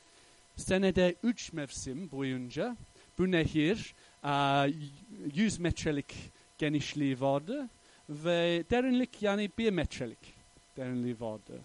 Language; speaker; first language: Turkish; non-native, fluent; English